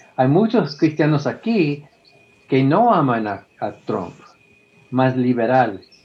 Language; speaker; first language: Spanish; non-native, fluent; English